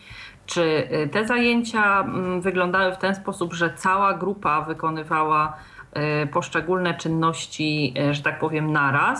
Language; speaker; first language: Polish; native; Polish